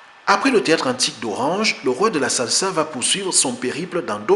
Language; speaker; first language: French; native; French